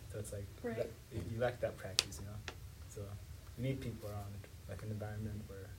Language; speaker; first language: English; non-native, local second language; Swahili